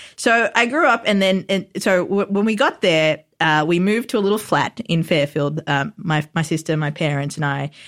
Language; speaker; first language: English; native; English